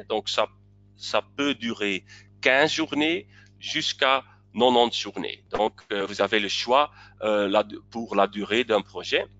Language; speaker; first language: French; non-native, local second language; Dutch